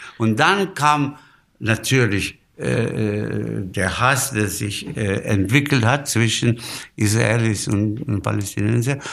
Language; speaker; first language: German; non-native, fluent; Spanish